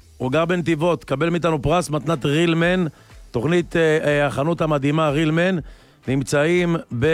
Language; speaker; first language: Hebrew; native; Hebrew